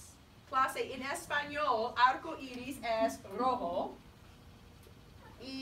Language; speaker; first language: Spanish; non-native, fluent; English